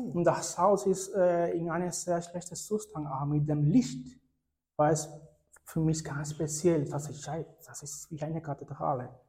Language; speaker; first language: German; non-native, fluent; Spanish